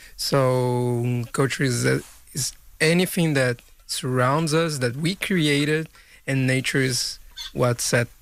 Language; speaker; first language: English; non-native, fluent; Portuguese